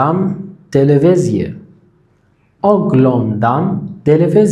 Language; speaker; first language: Polish; non-native, learner; Arabic